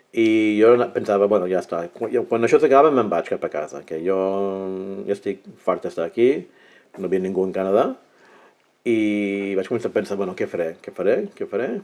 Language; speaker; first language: Catalan; early bilingual, heritage; Catalan